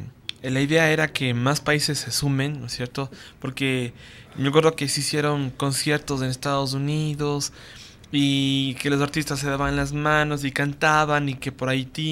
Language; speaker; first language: Spanish; native; Spanish